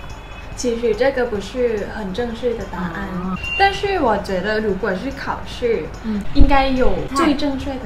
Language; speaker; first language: Chinese; non-native, fluent; Thai